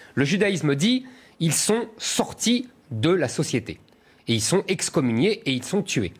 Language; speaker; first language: French; native; French